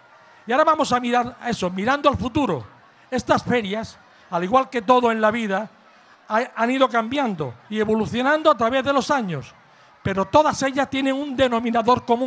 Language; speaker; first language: Spanish; native; Spanish